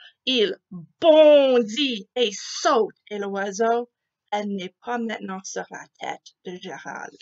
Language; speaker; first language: French; non-native, fluent; English